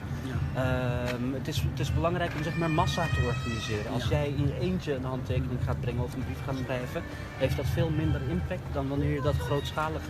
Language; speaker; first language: Dutch; early bilingual, other home language; Turkish